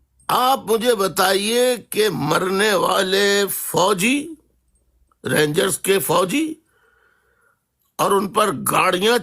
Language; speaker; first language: Urdu; native; Urdu